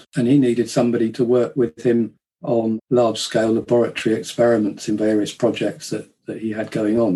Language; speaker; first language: English; native; English